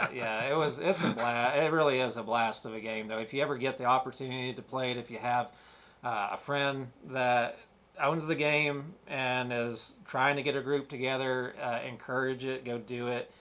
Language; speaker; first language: English; native; English